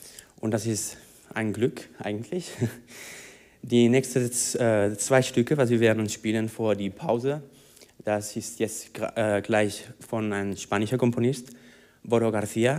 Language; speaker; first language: German; non-native, learner; Spanish